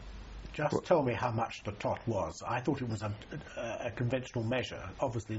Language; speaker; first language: English; native; English